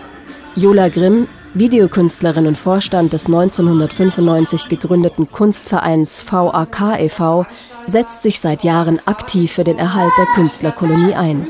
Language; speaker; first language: German; native; German